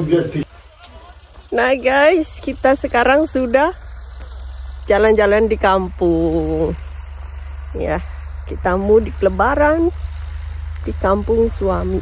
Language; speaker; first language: Indonesian; native; Indonesian